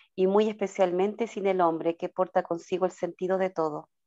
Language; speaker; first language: Spanish; native; Spanish